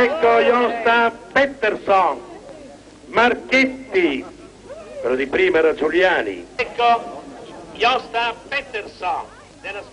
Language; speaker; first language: Italian; native; Italian